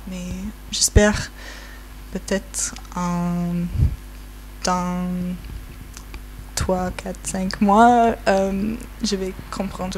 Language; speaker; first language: French; non-native, learner; English